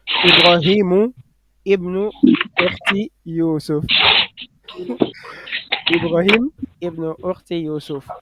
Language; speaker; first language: Arabic; non-native, fluent; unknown